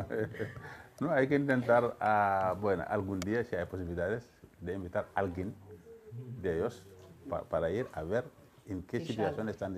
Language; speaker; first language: Spanish; non-native, fluent; Wolof